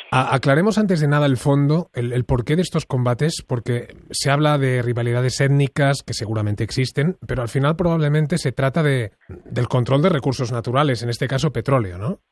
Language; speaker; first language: Spanish; non-native, local second language; Catalan